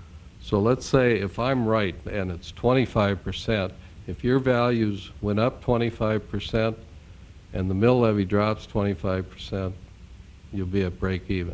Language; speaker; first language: English; native; English